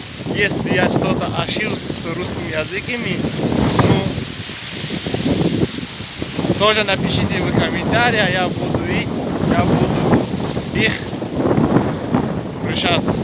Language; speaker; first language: Russian; non-native, learner; Tajik